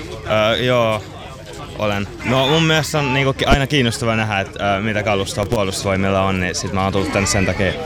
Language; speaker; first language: Finnish; native; Finnish